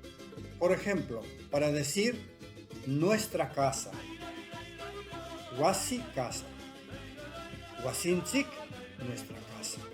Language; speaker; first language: Spanish; non-native, local second language; Quechua